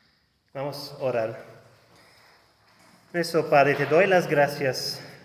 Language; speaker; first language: Spanish; non-native, fluent; German